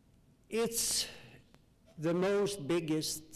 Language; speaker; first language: English; non-native, learner; Swedish